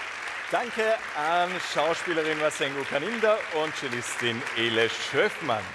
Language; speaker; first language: German; native; German